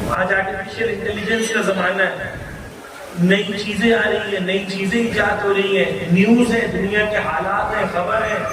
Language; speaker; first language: Urdu; native; Urdu